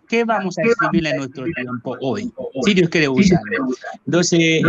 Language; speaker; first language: Spanish; non-native, fluent; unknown